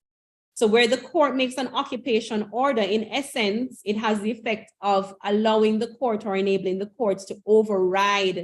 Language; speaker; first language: English; native; English